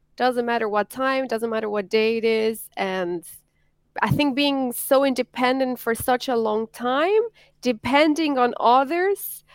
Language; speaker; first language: English; non-native, fluent; Spanish